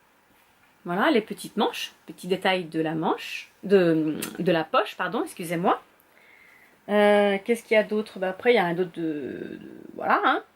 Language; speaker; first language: French; native; French